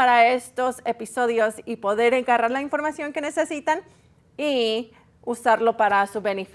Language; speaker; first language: Spanish; early bilingual, heritage; Spanish